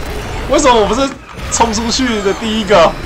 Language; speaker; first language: Chinese; native; Chinese